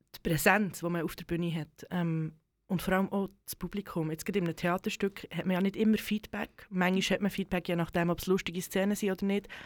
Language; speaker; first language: German; early bilingual, other home language; Serbian